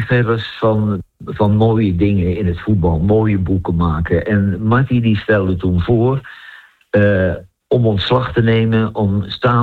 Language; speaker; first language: Dutch; native; Dutch